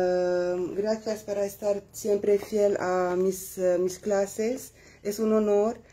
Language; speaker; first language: Spanish; non-native, fluent; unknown